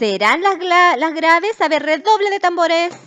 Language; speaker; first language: Spanish; native; Spanish